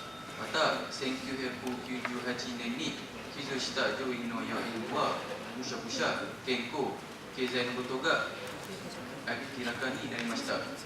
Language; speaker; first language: Japanese; non-native, learner; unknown